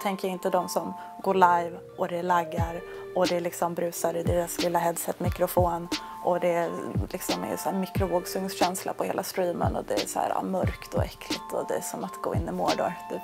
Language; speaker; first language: Swedish; native; Swedish